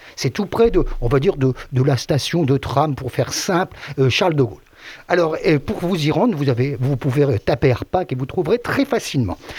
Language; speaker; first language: French; native; French